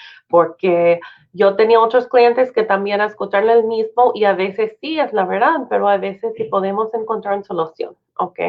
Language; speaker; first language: Spanish; non-native, fluent; English